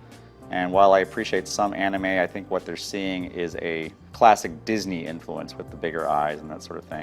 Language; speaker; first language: English; native; English